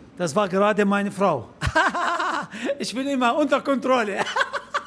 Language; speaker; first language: German; non-native, learner; Arabic